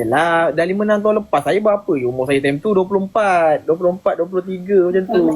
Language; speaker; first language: Malay; native; Malay